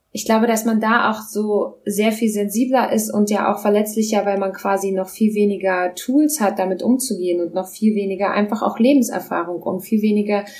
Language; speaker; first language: German; non-native, local second language; Russian